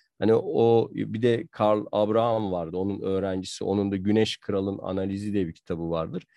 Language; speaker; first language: Turkish; native; Turkish